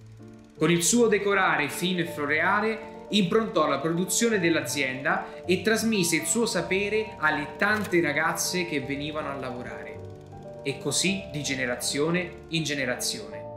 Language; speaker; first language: Italian; native; Italian